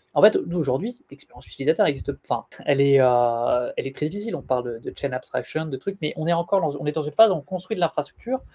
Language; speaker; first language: French; native; French